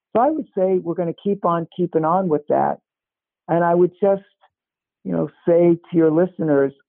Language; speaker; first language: English; native; English